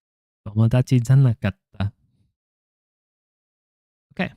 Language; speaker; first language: Japanese; non-native, learner; English